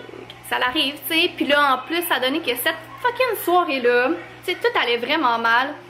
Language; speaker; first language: French; native; French